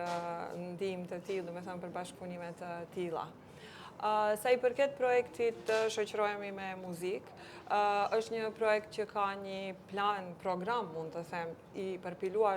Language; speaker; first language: Albanian; native; Albanian